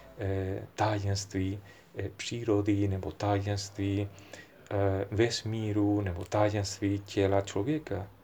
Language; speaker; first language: Czech; non-native, fluent; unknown